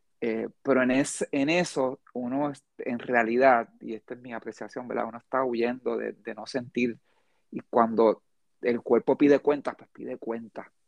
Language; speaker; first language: Spanish; early bilingual, heritage; Spanish